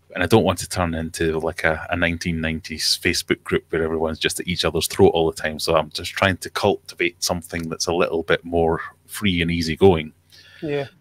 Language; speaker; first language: English; native; English